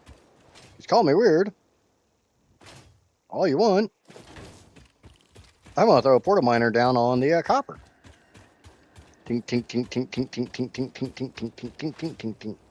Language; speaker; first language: English; native; English